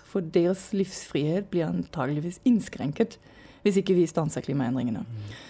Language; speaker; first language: Norwegian; non-native, fluent; German